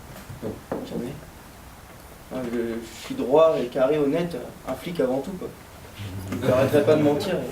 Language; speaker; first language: French; native; French